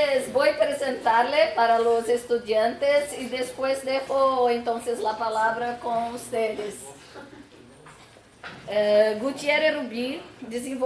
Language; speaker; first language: Spanish; non-native, learner; Portuguese